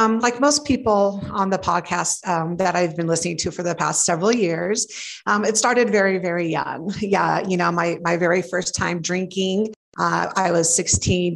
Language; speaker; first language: English; native; English